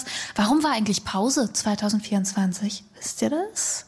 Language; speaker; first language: German; native; German